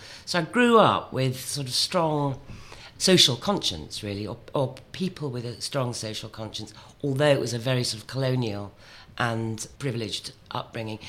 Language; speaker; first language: English; native; English